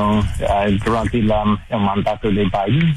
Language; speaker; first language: Spanish; non-native, learner; English